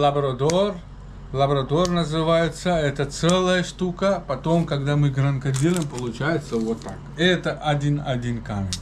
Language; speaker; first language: Russian; non-native, learner; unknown